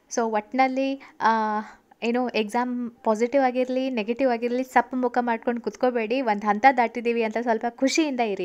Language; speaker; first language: Kannada; native; Kannada